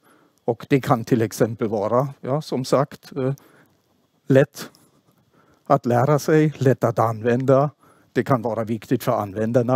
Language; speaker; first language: Swedish; non-native, fluent; German